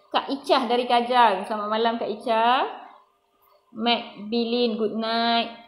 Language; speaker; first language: Malay; non-native, local second language; Tamil